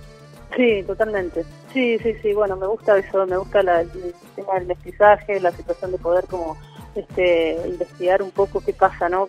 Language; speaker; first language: Spanish; native; Spanish